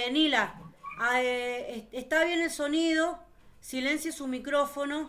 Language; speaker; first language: Spanish; native; Spanish